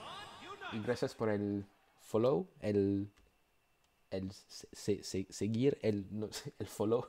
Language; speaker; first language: Spanish; non-native, learner; French